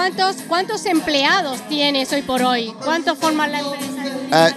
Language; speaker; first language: Spanish; native; Spanish